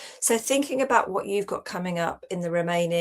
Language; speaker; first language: English; native; English